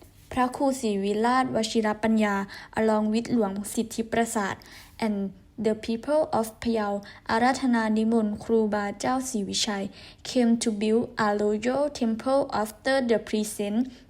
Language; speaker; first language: English; non-native, learner; Thai